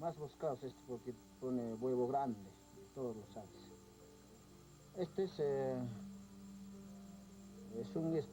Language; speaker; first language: Spanish; non-native, local second language; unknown